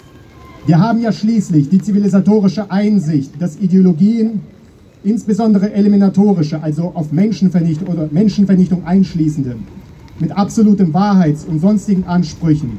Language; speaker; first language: German; native; German